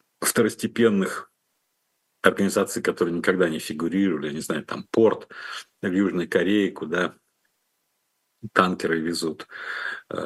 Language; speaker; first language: Russian; native; Russian